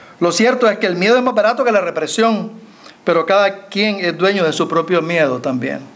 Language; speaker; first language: Spanish; native; Spanish